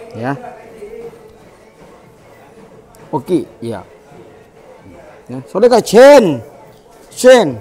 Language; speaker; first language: Japanese; non-native, learner; Thai